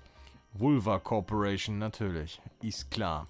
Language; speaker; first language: German; native; German